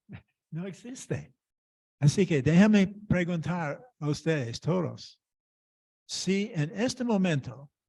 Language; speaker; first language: Spanish; non-native, fluent; English